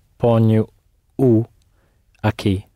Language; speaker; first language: Portuguese; non-native, learner; English